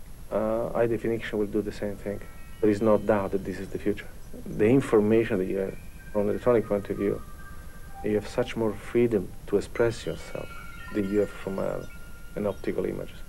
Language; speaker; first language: English; non-native, fluent; Italian